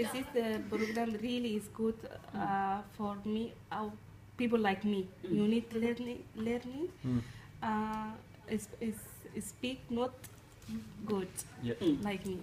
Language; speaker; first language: English; non-native, learner; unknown